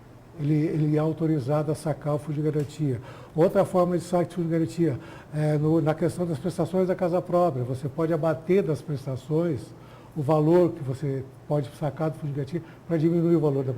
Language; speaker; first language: Portuguese; native; Portuguese